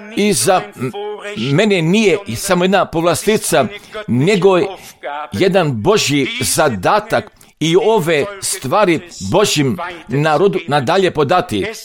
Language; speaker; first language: Croatian; non-native, fluent; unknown